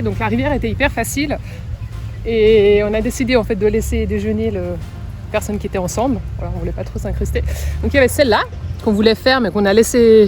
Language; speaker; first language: French; native; French